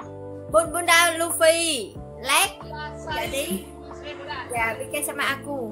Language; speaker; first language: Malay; non-native, learner; Vietnamese